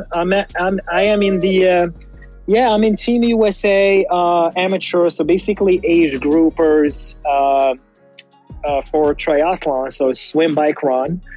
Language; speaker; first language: English; non-native, fluent; French